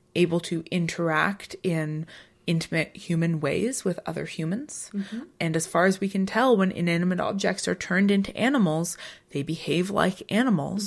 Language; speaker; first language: English; native; English